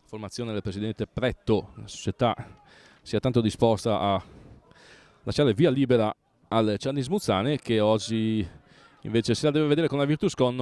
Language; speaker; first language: Italian; native; Italian